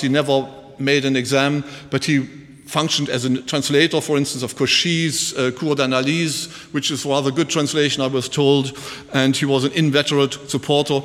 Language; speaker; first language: English; non-native, fluent; German